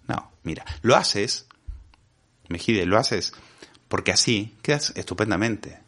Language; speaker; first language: Spanish; native; Spanish